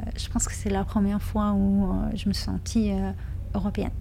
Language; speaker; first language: French; non-native, fluent; Lithuanian